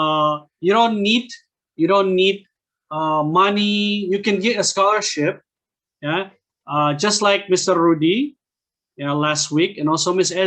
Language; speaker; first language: English; non-native, fluent; Indonesian